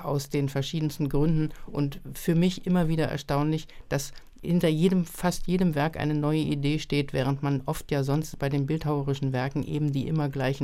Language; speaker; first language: German; native; German